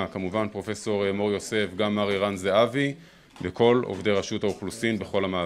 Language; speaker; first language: Hebrew; native; Hebrew